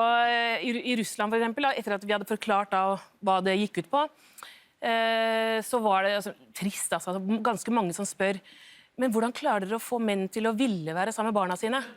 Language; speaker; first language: Norwegian; native; Norwegian